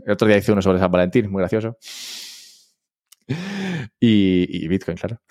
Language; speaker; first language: Spanish; native; Spanish